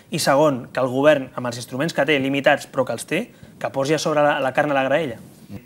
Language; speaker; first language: Catalan; non-native, local second language; Spanish